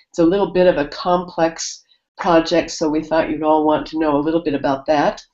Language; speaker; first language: English; native; English